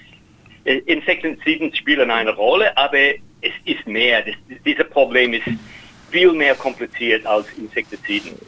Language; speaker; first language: German; non-native, learner; English